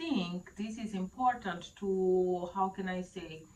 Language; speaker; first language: English; non-native, fluent; Portuguese